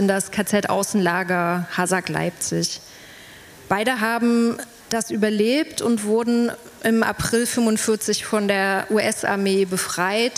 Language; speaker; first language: German; native; German